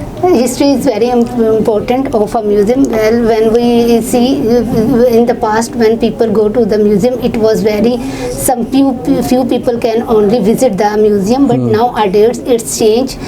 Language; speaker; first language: English; non-native, learner; Urdu